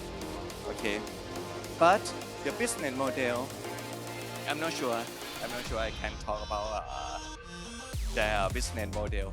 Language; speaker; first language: English; non-native, learner; Thai